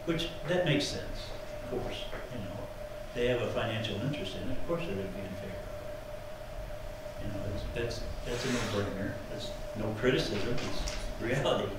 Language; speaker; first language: English; native; English